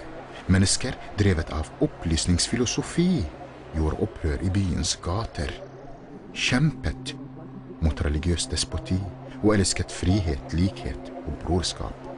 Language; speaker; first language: Norwegian; non-native, fluent; Arabic